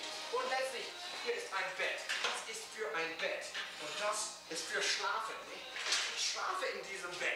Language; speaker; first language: German; non-native, learner; English